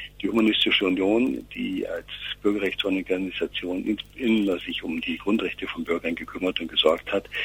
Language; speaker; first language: German; native; German